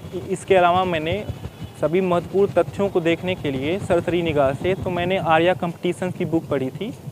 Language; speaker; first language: Hindi; native; Hindi